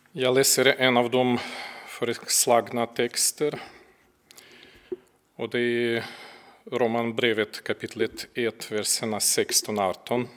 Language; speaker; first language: Swedish; non-native, fluent; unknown